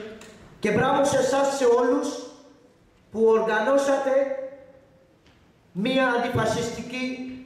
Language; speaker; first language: Greek; non-native, learner; Urdu